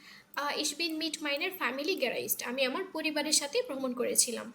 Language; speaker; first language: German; non-native, learner; Bangla